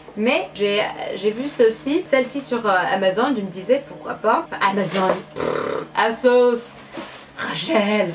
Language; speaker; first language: French; non-native, fluent; English